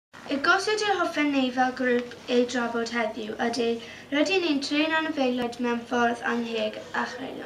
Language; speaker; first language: Welsh; non-native, local second language; English